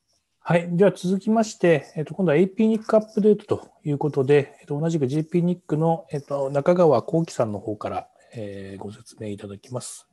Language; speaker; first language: Japanese; native; Japanese